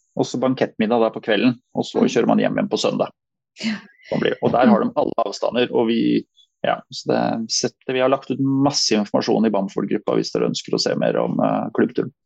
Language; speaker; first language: Norwegian; native; Norwegian